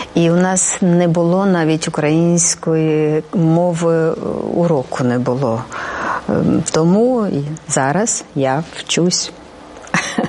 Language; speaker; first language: Ukrainian; non-native, local second language; Romanian